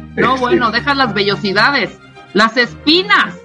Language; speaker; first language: Spanish; native; Spanish